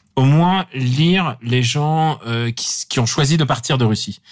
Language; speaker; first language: French; non-native, fluent; Russian